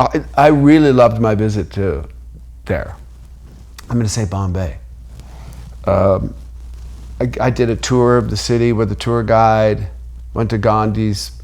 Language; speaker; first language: English; native; English